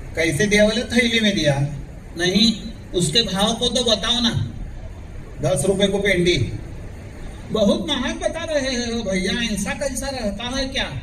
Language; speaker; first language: Hindi; non-native, local second language; Marathi